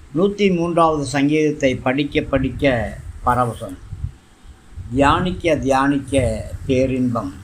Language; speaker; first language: Tamil; native; Tamil